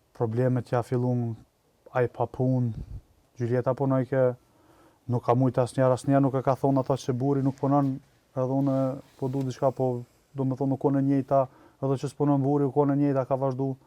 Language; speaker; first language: Albanian; native; Albanian